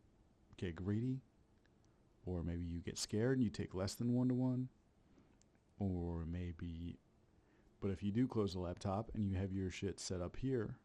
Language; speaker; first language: English; native; English